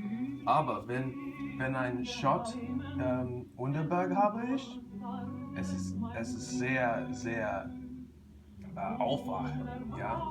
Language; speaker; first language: German; non-native, learner; English